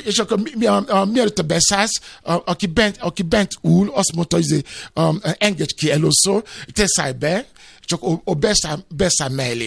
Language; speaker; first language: Hungarian; non-native, learner; Yoruba